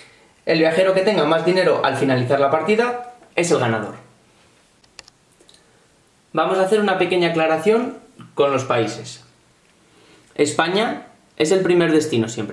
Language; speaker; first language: Spanish; native; Spanish